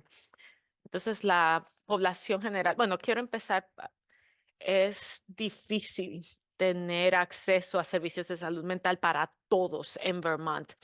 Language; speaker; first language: Spanish; non-native, fluent; English